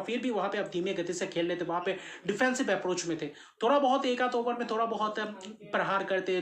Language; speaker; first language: Hindi; native; Hindi